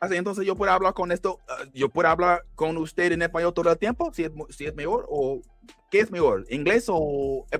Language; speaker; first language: Spanish; non-native, learner; English